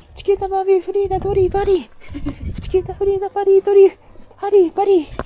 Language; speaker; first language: Japanese; native; Japanese